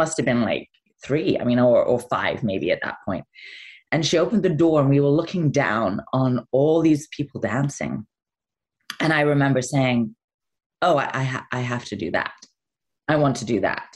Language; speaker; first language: English; native; English